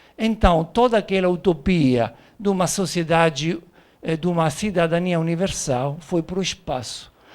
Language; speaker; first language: Portuguese; non-native, fluent; Italian